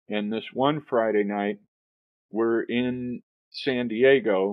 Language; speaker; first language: English; native; English